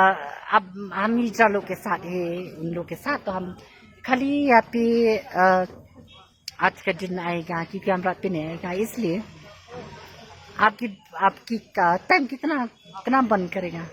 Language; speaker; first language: Hindi; non-native, local second language; Khasi